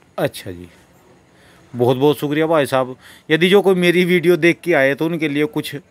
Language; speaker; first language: Hindi; native; Hindi